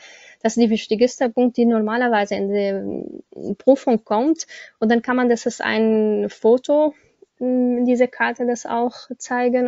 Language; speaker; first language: German; non-native, learner; Arabic